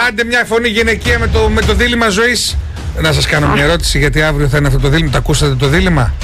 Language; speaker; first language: Greek; native; Greek